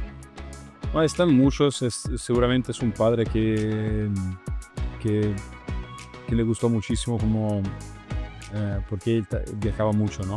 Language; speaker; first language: Spanish; non-native, learner; Italian